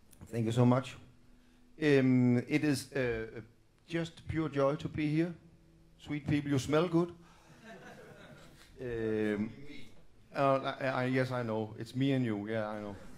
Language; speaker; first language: English; non-native, fluent; Danish